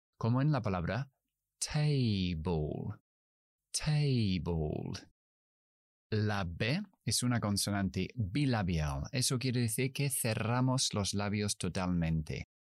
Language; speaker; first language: Spanish; non-native, fluent; English